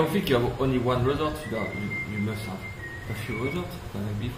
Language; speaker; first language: English; non-native, learner; French